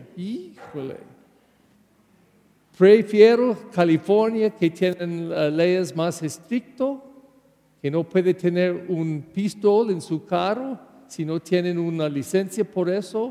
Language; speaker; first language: Spanish; non-native, learner; English